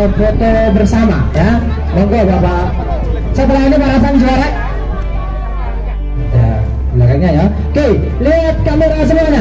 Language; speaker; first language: Indonesian; non-native, local second language; Javanese